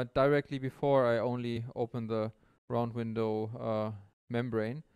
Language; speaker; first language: English; non-native, fluent; German